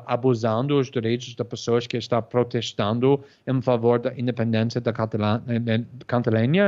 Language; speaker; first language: Portuguese; non-native, fluent; English